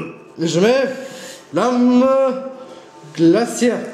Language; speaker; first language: French; native; French